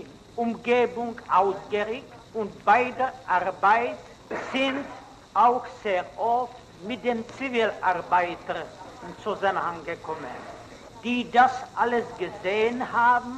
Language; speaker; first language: German; non-native, fluent; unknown